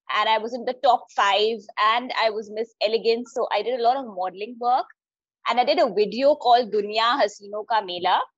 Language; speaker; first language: English; non-native, local second language; Hindi